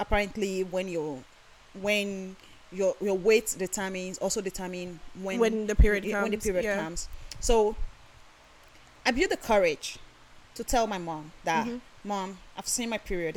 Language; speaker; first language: English; non-native, local second language; Yoruba